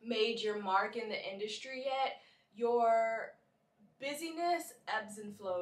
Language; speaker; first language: English; native; English